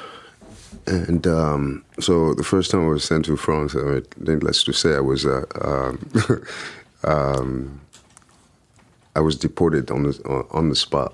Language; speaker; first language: English; non-native, fluent; French